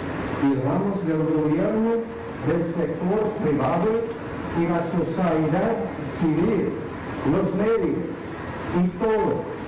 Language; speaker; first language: Spanish; non-native, fluent; English